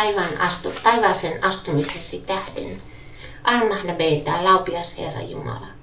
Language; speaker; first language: Finnish; native; Finnish